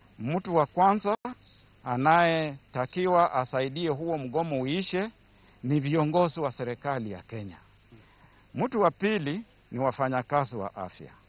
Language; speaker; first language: Swahili; non-native, local second language; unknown